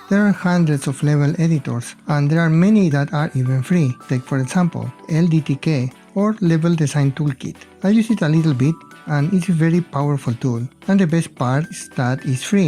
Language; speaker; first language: English; non-native, fluent; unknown